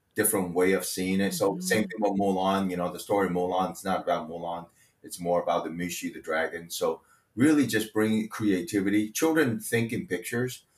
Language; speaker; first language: English; early bilingual, other home language; Chinese